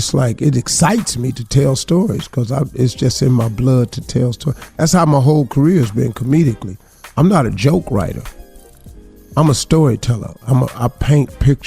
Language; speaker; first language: English; native; English